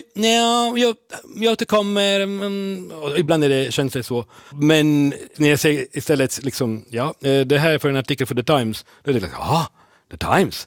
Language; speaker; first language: Swedish; non-native, fluent; Italian